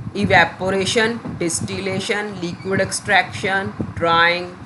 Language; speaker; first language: English; non-native, local second language; Punjabi